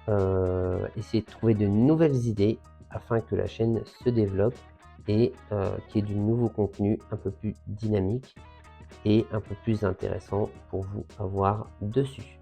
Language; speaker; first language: French; native; French